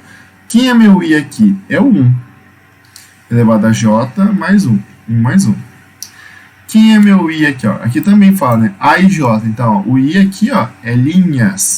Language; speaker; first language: Portuguese; native; Portuguese